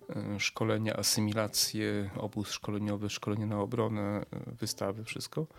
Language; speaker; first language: Polish; native; Polish